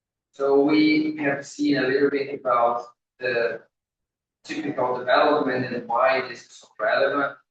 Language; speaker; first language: English; non-native, fluent; Portuguese